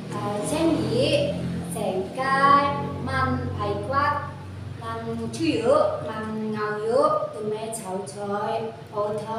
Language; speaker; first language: Cantonese; non-native, learner; Indonesian